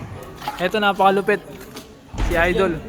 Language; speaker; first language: Filipino; non-native, local second language; Bikol